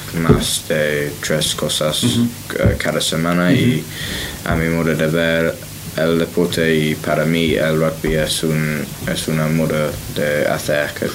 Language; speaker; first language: Spanish; non-native, learner; English